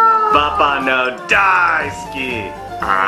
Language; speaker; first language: Japanese; early bilingual, heritage; English